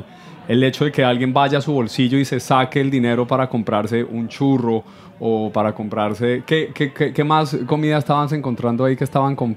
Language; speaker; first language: Spanish; native; Spanish